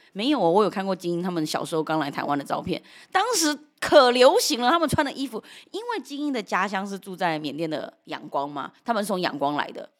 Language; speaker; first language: Chinese; early bilingual, heritage; Chinese